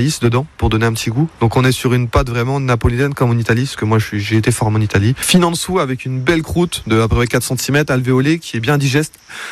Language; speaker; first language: French; native; French